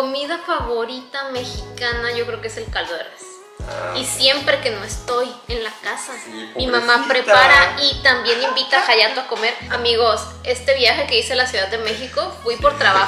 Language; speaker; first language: Spanish; native; Spanish